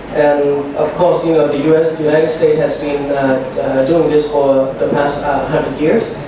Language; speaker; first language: English; non-native, learner; Thai